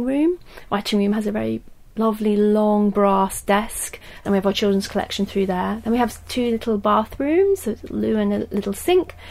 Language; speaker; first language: English; native; English